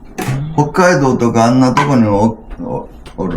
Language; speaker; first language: Japanese; native; Japanese